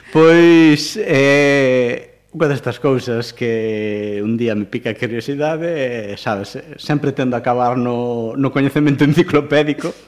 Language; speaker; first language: Galician; native; Galician